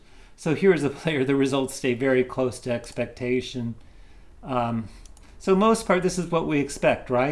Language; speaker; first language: English; native; English